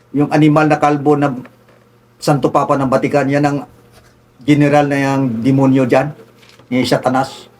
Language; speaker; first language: Filipino; non-native, local second language; Tausug